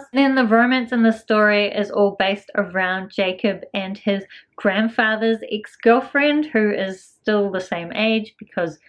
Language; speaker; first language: English; native; English